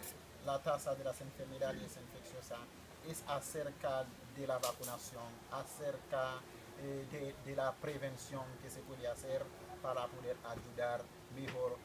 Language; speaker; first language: Spanish; non-native, fluent; Haitian Creole